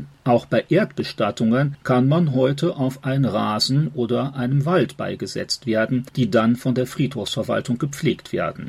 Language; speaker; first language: German; native; German